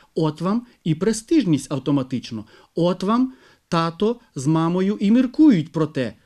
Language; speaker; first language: Ukrainian; native; Ukrainian